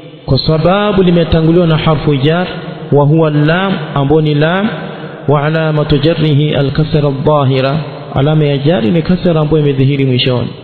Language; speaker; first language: Arabic; non-native, fluent; Swahili